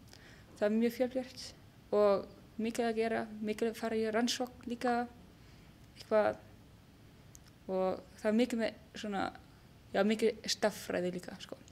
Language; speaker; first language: Icelandic; non-native, learner; German